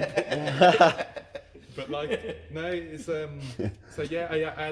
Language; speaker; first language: English; native; English